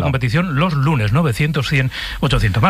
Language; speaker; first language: Spanish; native; Spanish